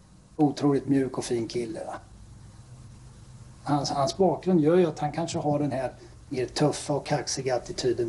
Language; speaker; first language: Swedish; native; Swedish